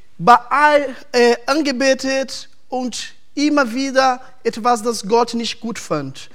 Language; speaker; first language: German; non-native, fluent; Portuguese